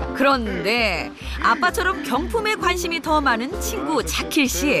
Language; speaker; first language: Korean; native; Korean